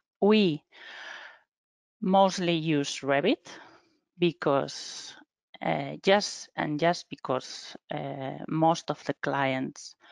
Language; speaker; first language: English; non-native, fluent; Spanish